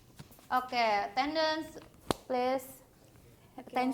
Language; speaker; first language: English; non-native, learner; Indonesian